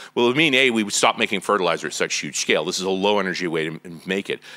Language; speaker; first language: English; native; English